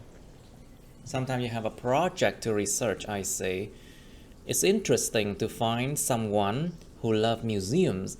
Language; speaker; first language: English; non-native, fluent; Vietnamese